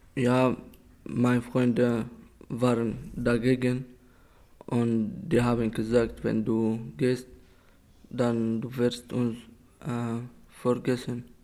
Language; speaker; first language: German; non-native, learner; Arabic